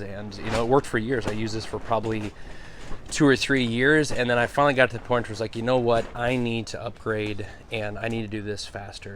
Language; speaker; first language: English; native; English